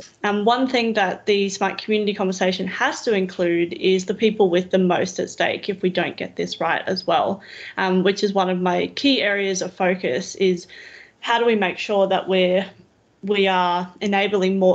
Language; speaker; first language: English; native; English